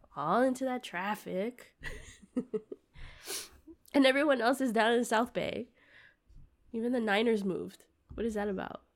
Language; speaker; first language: English; native; English